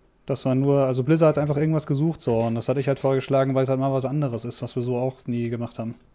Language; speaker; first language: German; native; German